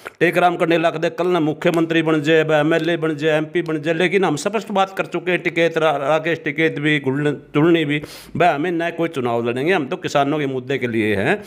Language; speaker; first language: Hindi; native; Hindi